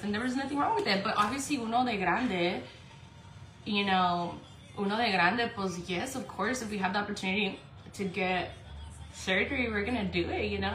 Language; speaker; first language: English; early bilingual, other home language; Spanish